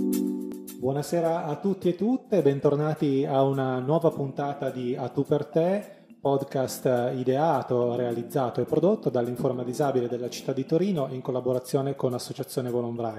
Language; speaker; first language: Italian; native; Italian